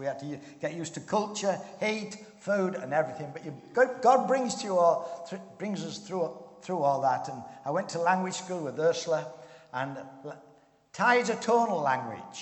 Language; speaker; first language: English; native; English